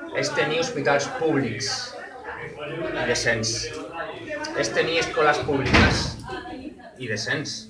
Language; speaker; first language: Catalan; non-native, local second language; Spanish